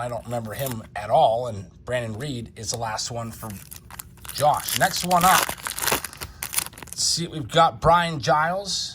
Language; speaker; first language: English; native; English